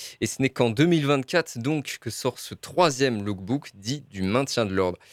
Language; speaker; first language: French; native; French